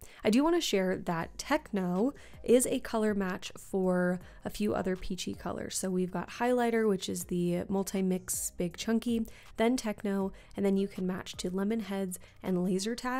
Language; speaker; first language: English; native; English